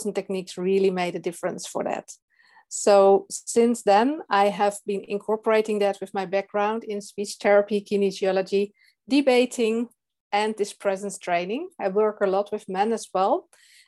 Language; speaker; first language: English; non-native, fluent; Dutch